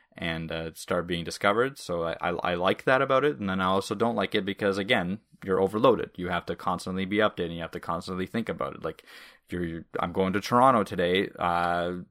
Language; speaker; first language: English; non-native, fluent; Russian